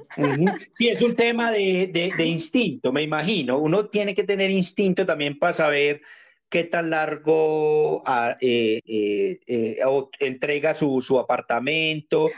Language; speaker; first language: Spanish; native; Spanish